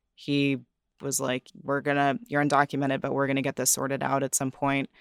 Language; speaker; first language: English; native; English